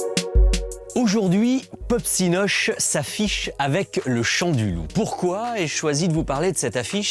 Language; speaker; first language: French; native; French